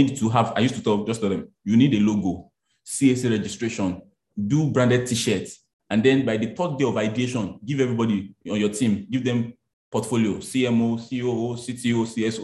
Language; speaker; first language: English; non-native, local second language; Yoruba